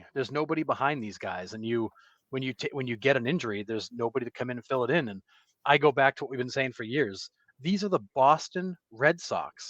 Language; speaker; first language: English; native; English